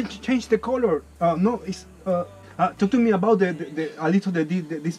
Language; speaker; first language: English; non-native, learner; Spanish